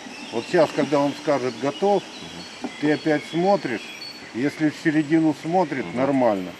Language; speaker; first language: Russian; native; Russian